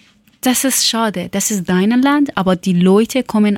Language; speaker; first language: German; non-native, learner; Persian